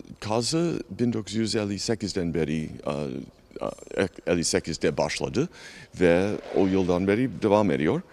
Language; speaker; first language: Turkish; non-native, fluent; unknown